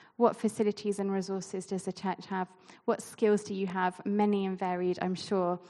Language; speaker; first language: English; native; English